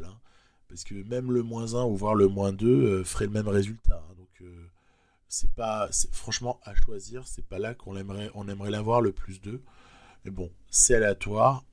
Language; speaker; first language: French; native; French